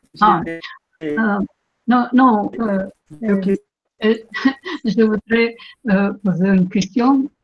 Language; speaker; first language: French; non-native, learner; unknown